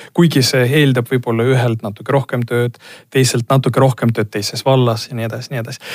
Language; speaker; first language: Estonian; non-native, local second language; Russian